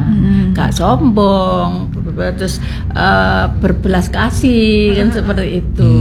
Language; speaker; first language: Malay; non-native, local second language; Javanese